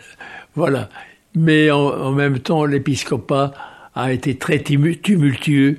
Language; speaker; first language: French; native; French